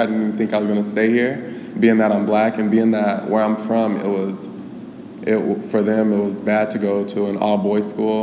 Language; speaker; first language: English; native; English